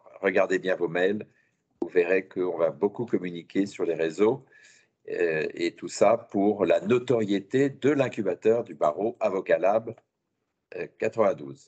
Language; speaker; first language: French; native; French